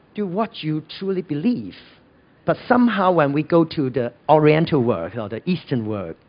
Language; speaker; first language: English; non-native, local second language; Cantonese